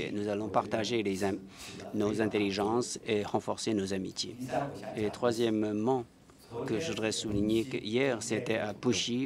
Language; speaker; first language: French; non-native, fluent; Chinese